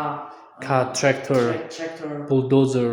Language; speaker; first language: English; non-native, fluent; Tajik